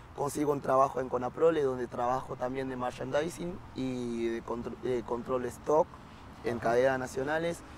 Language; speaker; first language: Spanish; non-native, fluent; French